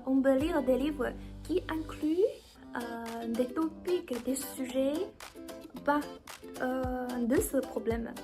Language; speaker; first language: French; non-native, learner; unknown